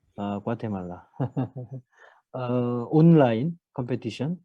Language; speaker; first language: English; non-native, fluent; Korean